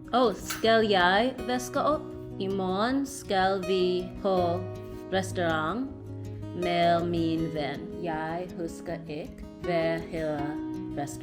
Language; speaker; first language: Danish; non-native, learner; English